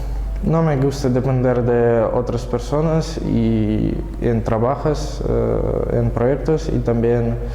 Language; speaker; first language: Spanish; non-native, fluent; Russian